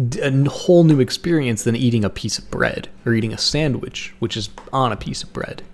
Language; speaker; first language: English; native; English